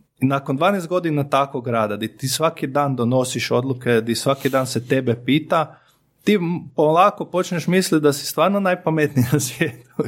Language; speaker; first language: Croatian; native; Croatian